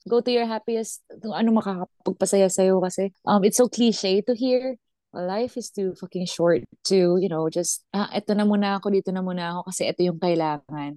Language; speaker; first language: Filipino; non-native, local second language; Cebuano